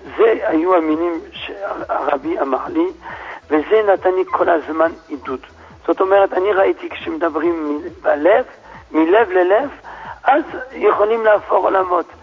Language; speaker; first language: Hebrew; non-native, fluent; French